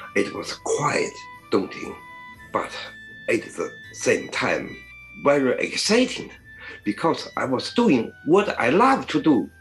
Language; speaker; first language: English; non-native, learner; Chinese